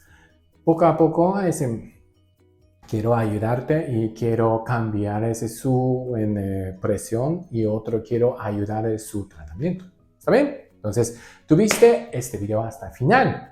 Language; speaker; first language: Spanish; non-native, learner; Japanese